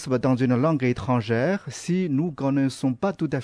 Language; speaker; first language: French; non-native, fluent; Chinese